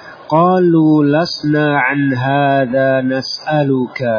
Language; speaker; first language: Arabic; non-native, fluent; Indonesian